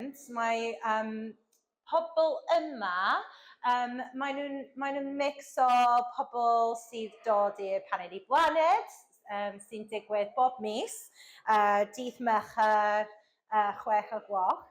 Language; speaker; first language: Welsh; non-native, fluent; English